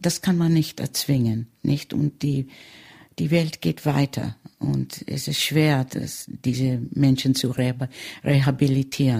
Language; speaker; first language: German; early bilingual, heritage; German